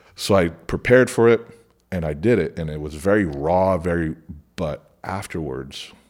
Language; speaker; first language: English; early bilingual, other home language; Spanish